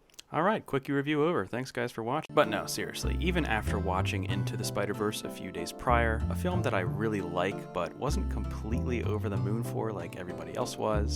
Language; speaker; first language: English; native; English